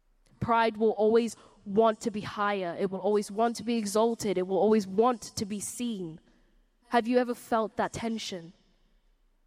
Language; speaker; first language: English; native; English